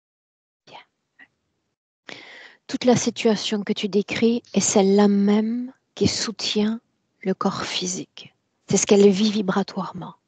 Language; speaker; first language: French; native; French